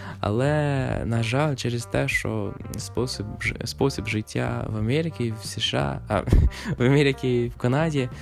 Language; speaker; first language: Ukrainian; non-native, fluent; English